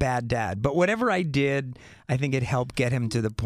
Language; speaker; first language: English; native; English